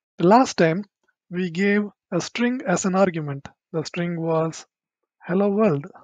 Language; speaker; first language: English; non-native, local second language; Tamil